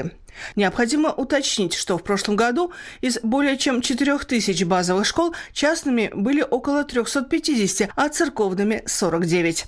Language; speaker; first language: Russian; native; Russian